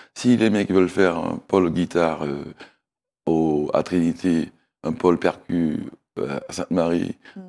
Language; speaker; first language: French; native; French